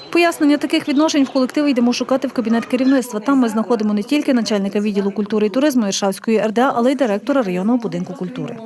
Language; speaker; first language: Ukrainian; native; Ukrainian